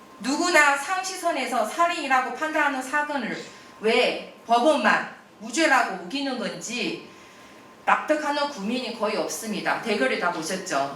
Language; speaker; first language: Korean; non-native, fluent; Chinese